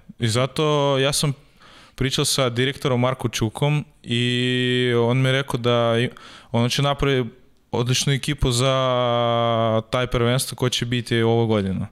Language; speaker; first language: Serbian; non-native, learner; Russian